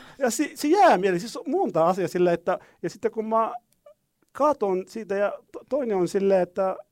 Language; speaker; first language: Finnish; non-native, learner; Arabic